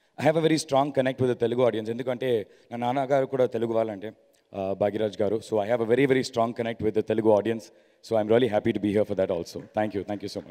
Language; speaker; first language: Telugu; non-native, learner; Tamil